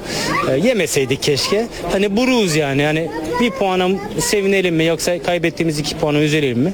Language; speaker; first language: Turkish; native; Turkish